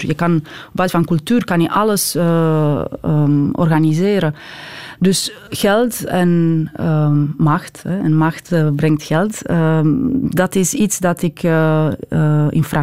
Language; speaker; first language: Dutch; non-native, fluent; Romanian